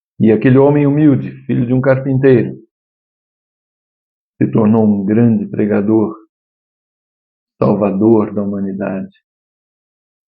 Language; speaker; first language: Portuguese; native; Portuguese